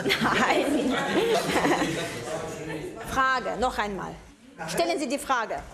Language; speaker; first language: German; early bilingual, heritage; German